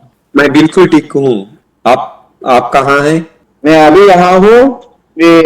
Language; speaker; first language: Hindi; non-native, learner; Telugu